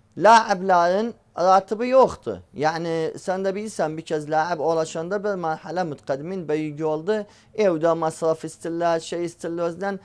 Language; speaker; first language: Turkish; native; Turkish